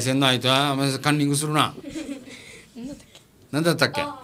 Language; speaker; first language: Japanese; native; Japanese